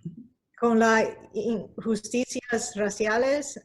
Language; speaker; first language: Spanish; early bilingual, heritage; Spanish